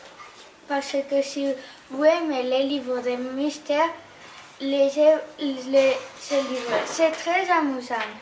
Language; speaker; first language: French; non-native, learner; Catalan